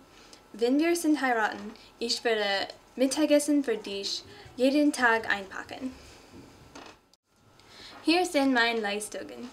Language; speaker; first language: German; non-native, learner; English